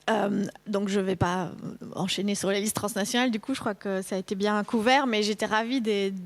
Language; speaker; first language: French; native; French